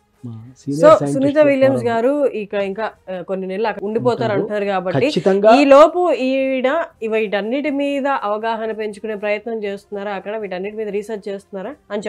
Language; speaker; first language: Telugu; native; Telugu